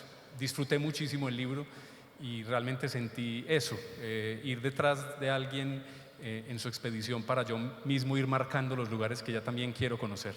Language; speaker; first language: Spanish; native; Spanish